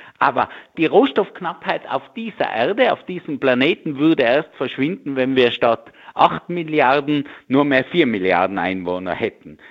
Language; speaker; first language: German; native; German